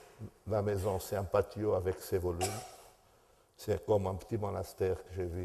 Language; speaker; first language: French; non-native, fluent; Portuguese